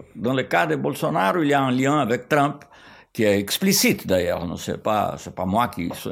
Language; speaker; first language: French; non-native, fluent; Portuguese